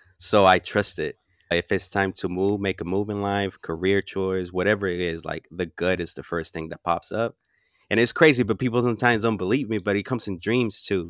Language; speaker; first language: English; early bilingual, other home language; Spanish